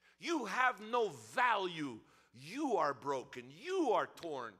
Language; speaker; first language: English; early bilingual, other home language; Ukrainian